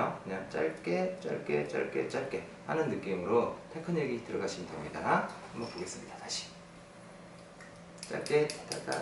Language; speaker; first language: Korean; native; Korean